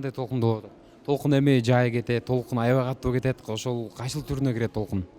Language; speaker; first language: Kyrgyz; native; Kyrgyz